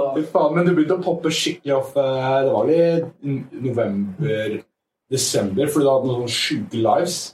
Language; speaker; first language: Norwegian; native; Norwegian